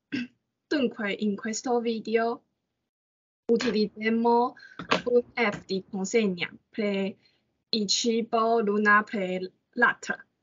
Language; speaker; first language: Italian; non-native, learner; Chinese